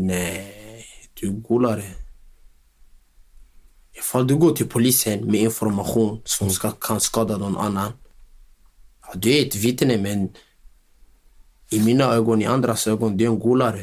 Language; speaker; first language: Swedish; non-native, local second language; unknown